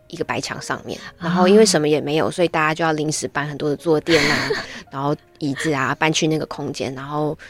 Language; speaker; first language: Chinese; native; Chinese